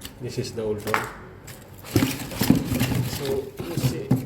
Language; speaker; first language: English; non-native, learner; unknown